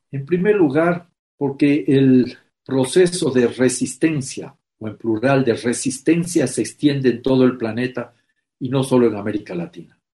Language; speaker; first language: Spanish; native; Spanish